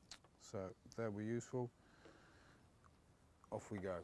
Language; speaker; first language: English; native; English